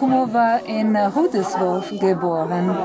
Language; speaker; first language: German; non-native, learner; Italian